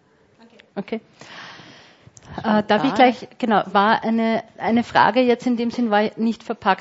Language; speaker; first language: German; native; German